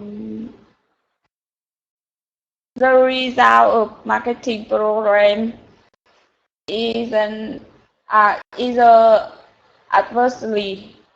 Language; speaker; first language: English; non-native, learner; Vietnamese